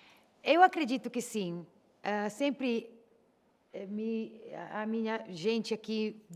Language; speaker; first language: Portuguese; non-native, learner; Italian